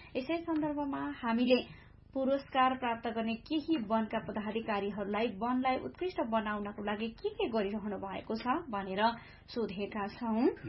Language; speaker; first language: Nepali; native; Nepali